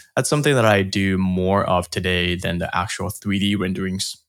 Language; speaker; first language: English; early bilingual, other home language; Chinese